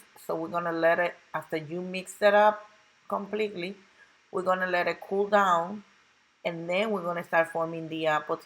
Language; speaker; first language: English; non-native, local second language; Spanish